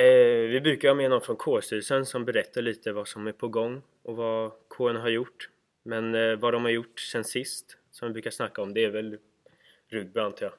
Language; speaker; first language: Swedish; native; Swedish